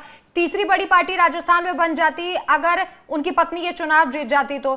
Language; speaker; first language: Hindi; native; Hindi